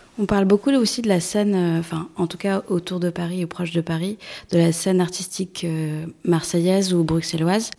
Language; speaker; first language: French; native; French